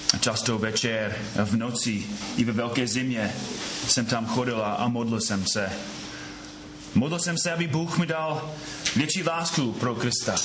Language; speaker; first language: Czech; non-native, fluent; English